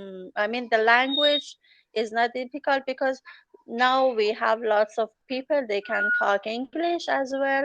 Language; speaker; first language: English; non-native, learner; Persian